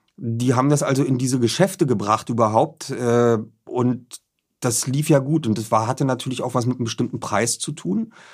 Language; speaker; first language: German; native; German